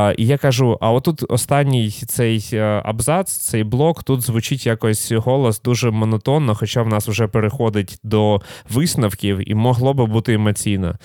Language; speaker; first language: Ukrainian; non-native, local second language; Russian